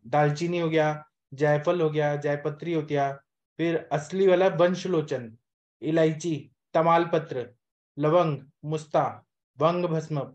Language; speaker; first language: Hindi; native; Hindi